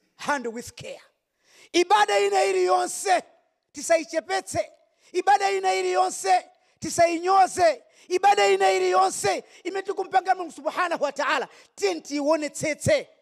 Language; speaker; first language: Nyanja; non-native, local second language; Yao